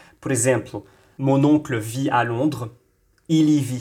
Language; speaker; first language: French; non-native, local second language; Arabic